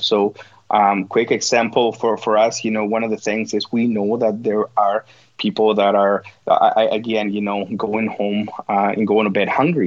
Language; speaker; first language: English; non-native, fluent; Spanish